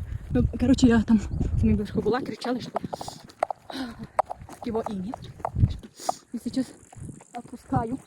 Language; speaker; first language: Russian; non-native, learner; Mongolian